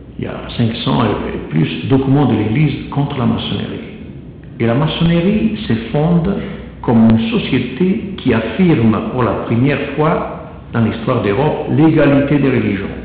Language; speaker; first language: French; non-native, fluent; Italian